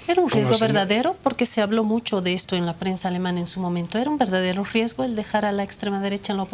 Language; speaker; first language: Spanish; native; Spanish